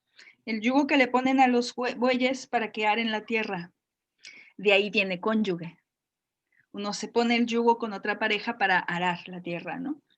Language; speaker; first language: Spanish; native; Spanish